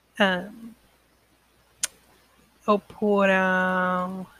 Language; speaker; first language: Portuguese; non-native, learner; English